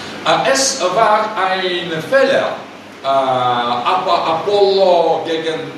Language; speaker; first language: German; non-native, learner; Russian